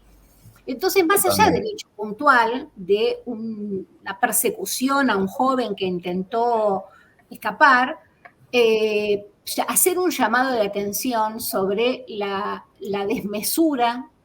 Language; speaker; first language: Spanish; native; Spanish